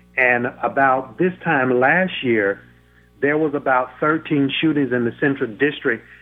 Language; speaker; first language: English; native; English